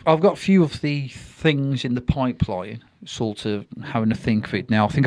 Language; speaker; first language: English; native; English